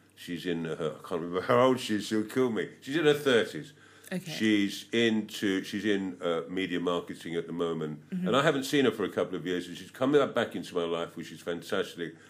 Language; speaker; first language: English; native; English